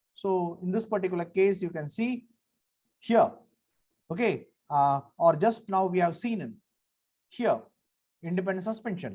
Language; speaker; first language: English; non-native, local second language; Marathi